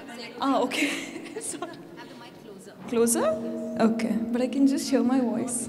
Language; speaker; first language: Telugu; non-native, fluent; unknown